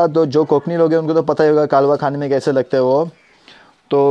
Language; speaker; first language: Hindi; non-native, local second language; Konkani